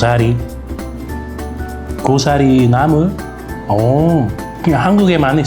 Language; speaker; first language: Korean; non-native, learner; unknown